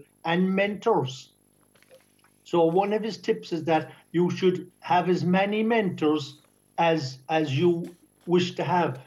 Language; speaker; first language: English; native; English